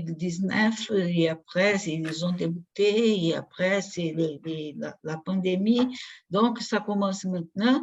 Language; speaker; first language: French; non-native, fluent; Portuguese